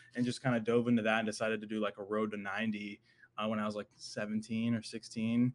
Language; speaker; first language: English; native; English